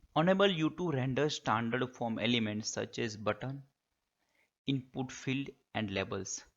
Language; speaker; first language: English; non-native, local second language; Gujarati